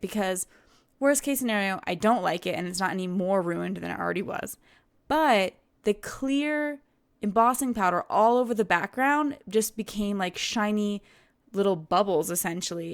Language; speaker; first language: English; native; English